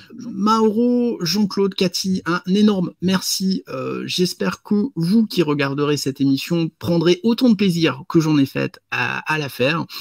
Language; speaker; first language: French; native; French